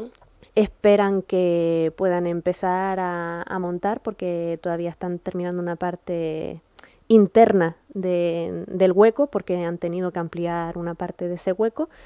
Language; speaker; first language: Spanish; native; Spanish